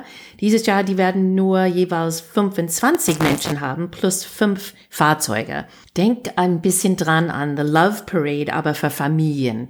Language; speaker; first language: German; non-native, fluent; English